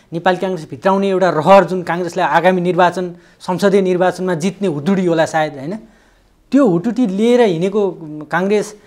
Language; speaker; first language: Nepali; native; Nepali